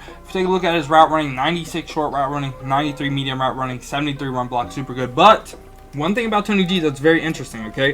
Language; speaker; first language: English; native; English